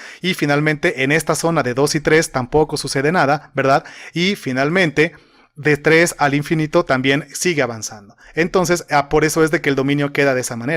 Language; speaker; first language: Spanish; native; Spanish